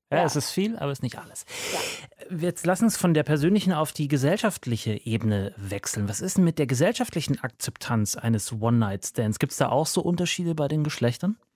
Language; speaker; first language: German; native; German